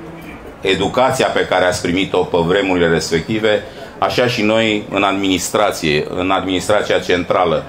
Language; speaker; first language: Romanian; native; Romanian